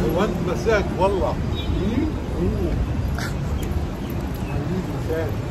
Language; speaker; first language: English; non-native, learner; Arabic